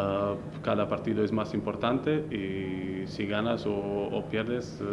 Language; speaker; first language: Spanish; non-native, fluent; Slovenian